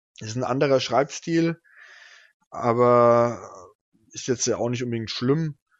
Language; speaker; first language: German; native; German